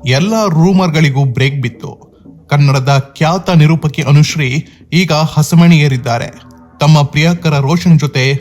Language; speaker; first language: Kannada; native; Kannada